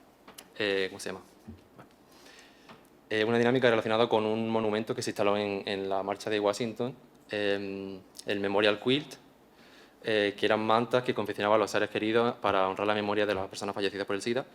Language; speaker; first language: Spanish; native; Spanish